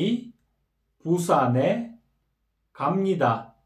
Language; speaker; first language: Korean; non-native, fluent; Kyrgyz